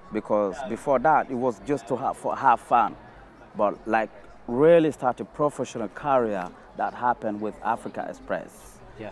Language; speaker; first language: English; non-native, fluent; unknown